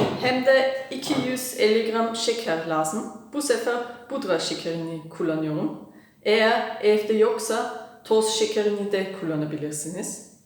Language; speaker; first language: Turkish; non-native, learner; German